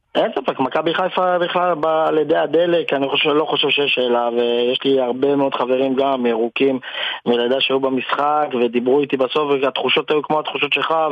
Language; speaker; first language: Hebrew; native; Hebrew